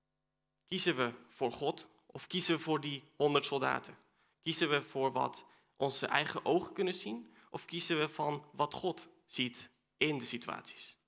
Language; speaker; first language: Dutch; non-native, fluent; Spanish